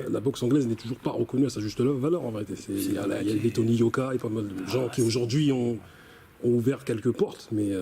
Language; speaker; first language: French; native; French